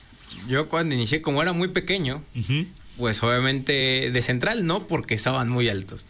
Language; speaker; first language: Spanish; native; Spanish